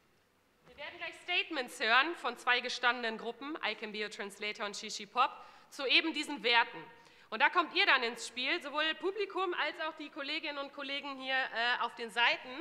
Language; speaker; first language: German; native; German